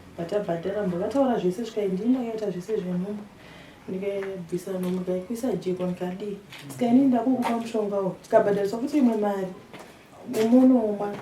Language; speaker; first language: Shona; early bilingual, other home language; Nyanja